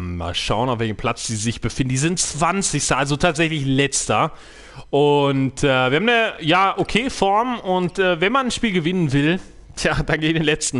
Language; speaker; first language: German; native; German